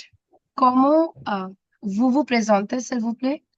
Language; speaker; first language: French; non-native, fluent; Hindi